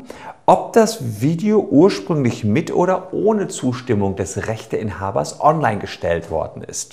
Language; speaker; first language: German; native; German